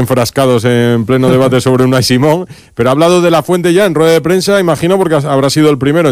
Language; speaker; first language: Spanish; native; Spanish